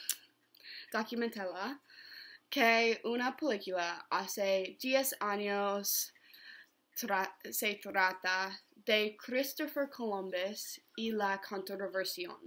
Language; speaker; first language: Spanish; non-native, learner; English